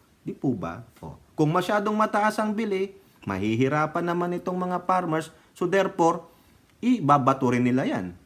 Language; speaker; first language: Filipino; native; Filipino